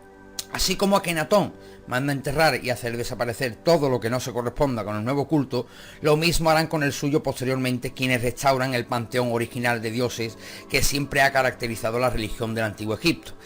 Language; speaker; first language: Spanish; native; Spanish